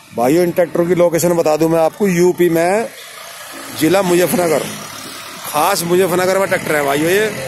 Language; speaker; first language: Hindi; native; Hindi